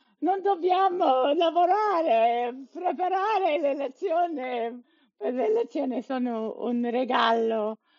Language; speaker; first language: Italian; non-native, learner; English